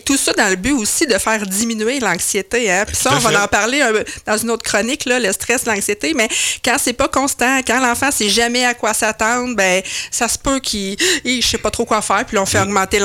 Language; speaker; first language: French; native; French